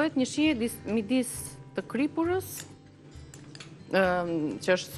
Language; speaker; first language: Albanian; native; Albanian